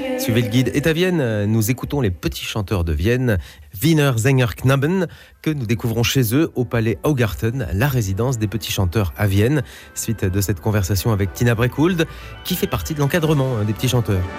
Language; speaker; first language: French; native; French